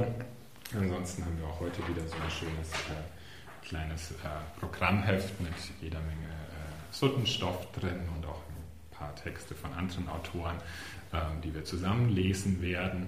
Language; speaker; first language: German; native; German